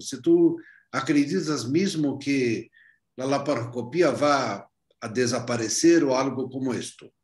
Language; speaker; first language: Spanish; non-native, fluent; Portuguese